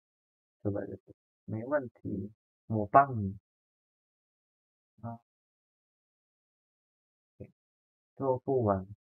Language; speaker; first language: Chinese; non-native, fluent; Indonesian